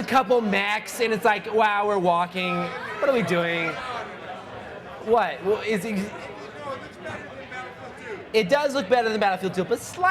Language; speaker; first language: English; native; English